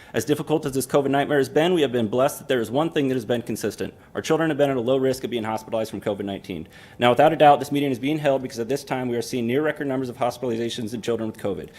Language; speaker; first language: English; native; English